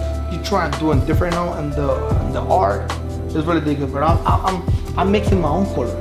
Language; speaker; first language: English; non-native, local second language; Spanish